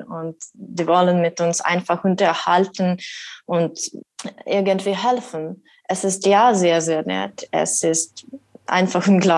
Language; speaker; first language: German; non-native, learner; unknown